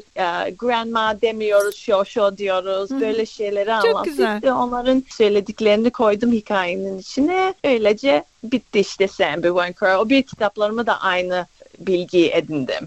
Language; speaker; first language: Turkish; early bilingual, other home language; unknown